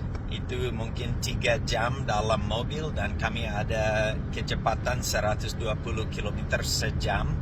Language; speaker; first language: Indonesian; non-native, fluent; English